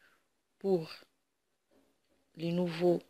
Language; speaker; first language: French; non-native, local second language; Arabic